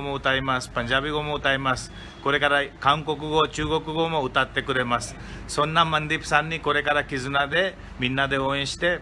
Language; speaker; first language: Japanese; non-native, fluent; Hindi